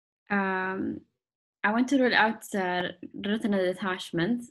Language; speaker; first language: English; non-native, fluent; Arabic